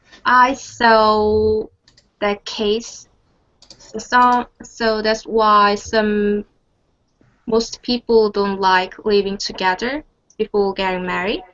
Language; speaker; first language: English; non-native, learner; Korean